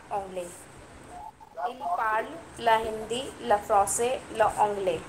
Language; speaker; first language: French; non-native, learner; Hindi